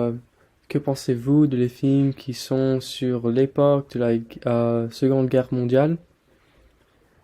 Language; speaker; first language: French; non-native, learner; English